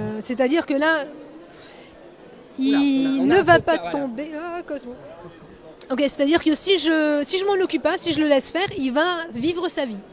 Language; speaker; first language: French; native; French